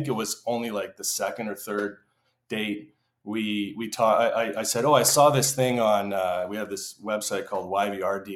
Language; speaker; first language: English; native; English